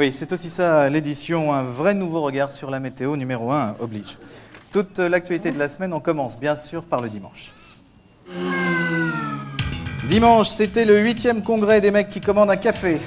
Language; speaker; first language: French; native; French